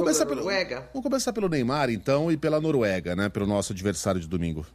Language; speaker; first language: Portuguese; native; Portuguese